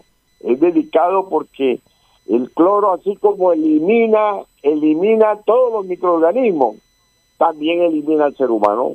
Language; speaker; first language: Spanish; native; Spanish